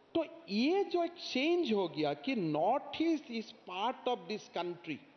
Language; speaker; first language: Hindi; non-native, local second language; Assamese